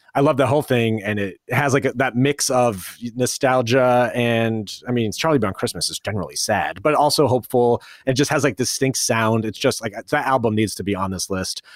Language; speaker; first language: English; native; English